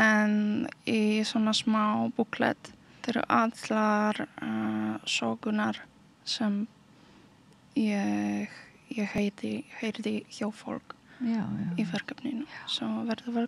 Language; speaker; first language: Icelandic; non-native, learner; Polish